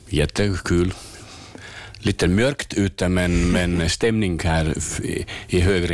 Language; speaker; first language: Swedish; non-native, learner; Finnish